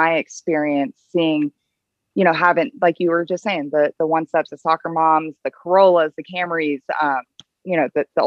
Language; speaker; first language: English; native; English